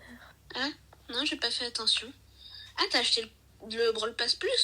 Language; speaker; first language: French; native; French